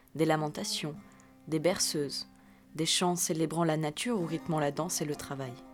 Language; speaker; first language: French; native; French